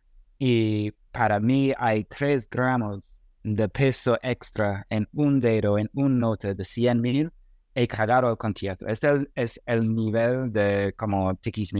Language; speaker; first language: Spanish; non-native, fluent; English